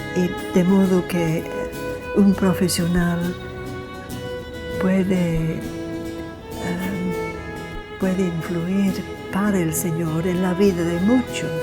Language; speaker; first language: Spanish; non-native, fluent; English